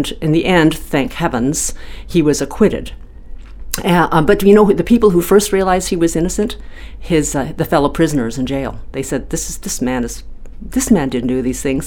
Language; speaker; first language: English; native; English